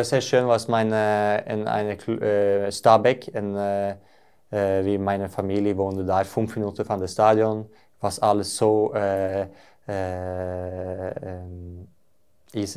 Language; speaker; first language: German; non-native, learner; Norwegian